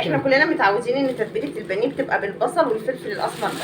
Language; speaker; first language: Arabic; native; Arabic